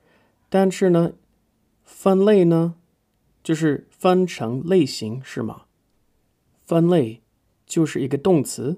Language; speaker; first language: Chinese; non-native, fluent; English